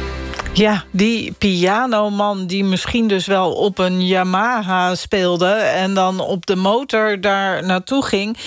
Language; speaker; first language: Dutch; native; Dutch